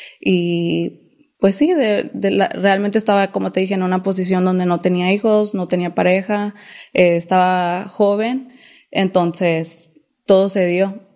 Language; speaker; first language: Spanish; early bilingual, heritage; English